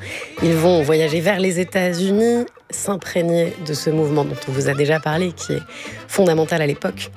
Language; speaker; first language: French; native; French